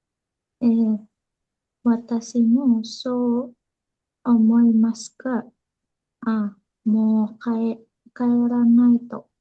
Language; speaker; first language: Japanese; non-native, learner; Indonesian